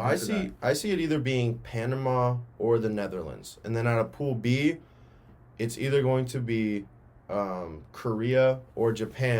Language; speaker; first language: English; native; English